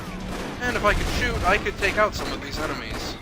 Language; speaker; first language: English; native; English